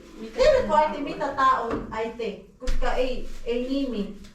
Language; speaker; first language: Finnish; non-native, learner; Filipino